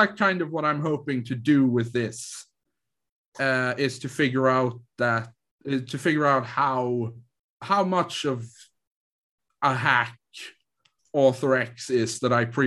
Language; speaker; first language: English; non-native, fluent; Swedish